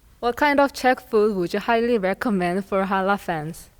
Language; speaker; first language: English; non-native, fluent; Korean